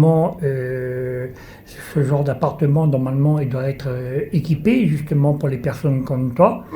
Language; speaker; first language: French; native; French